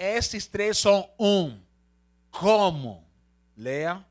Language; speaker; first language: Portuguese; non-native, learner; Spanish